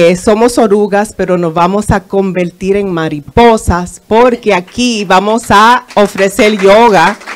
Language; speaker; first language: Spanish; early bilingual, heritage; Spanish